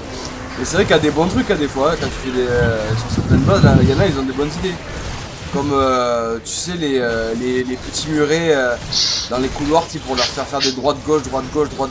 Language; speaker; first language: French; native; French